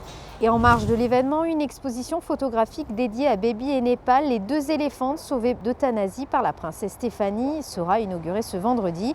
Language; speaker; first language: French; native; French